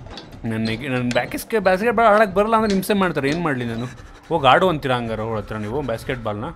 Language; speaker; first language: Kannada; native; Kannada